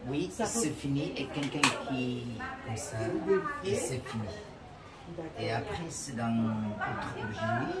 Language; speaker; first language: French; non-native, learner; Vietnamese